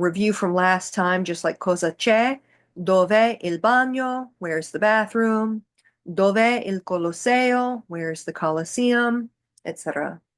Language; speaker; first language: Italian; non-native, fluent; English